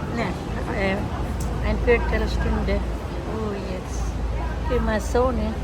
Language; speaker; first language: German; non-native, fluent; Filipino